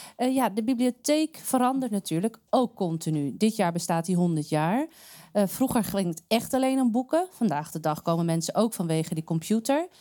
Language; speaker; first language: Dutch; native; Dutch